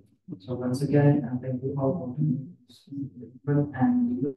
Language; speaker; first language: English; non-native, fluent; Indonesian